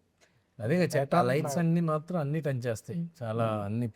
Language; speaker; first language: Telugu; native; Telugu